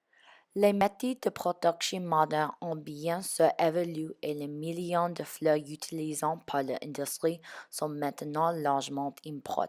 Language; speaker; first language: French; non-native, learner; English